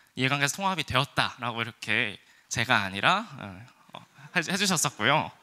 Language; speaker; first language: Korean; native; Korean